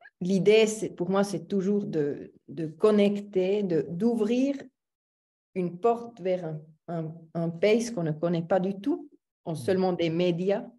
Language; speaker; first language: French; non-native, local second language; German